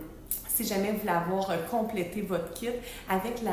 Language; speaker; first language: French; native; French